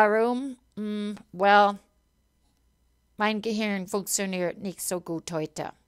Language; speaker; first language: German; non-native, fluent; English